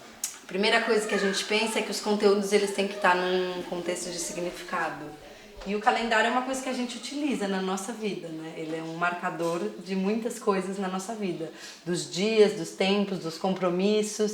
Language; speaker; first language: Portuguese; native; Portuguese